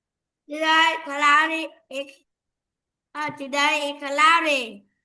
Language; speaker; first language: English; non-native, learner; Vietnamese